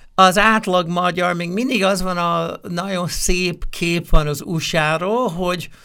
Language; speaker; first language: Hungarian; non-native, fluent; English